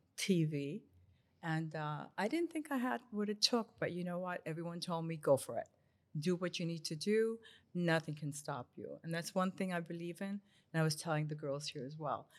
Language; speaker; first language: English; early bilingual, other home language; Spanish